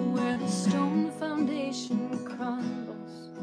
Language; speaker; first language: English; native; English